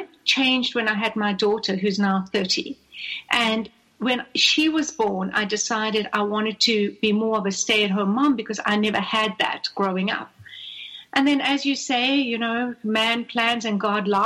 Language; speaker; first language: English; native; English